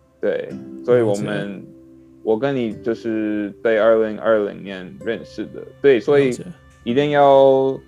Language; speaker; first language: Chinese; non-native, learner; English